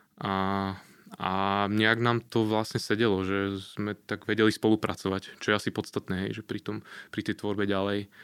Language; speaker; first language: Slovak; native; Slovak